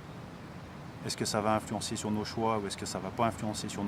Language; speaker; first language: French; native; French